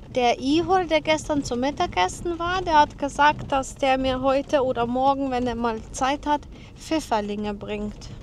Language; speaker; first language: German; non-native, fluent; Ukrainian